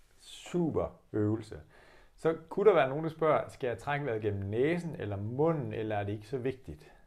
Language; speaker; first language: Danish; native; Danish